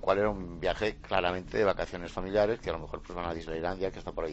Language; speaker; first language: Spanish; native; Spanish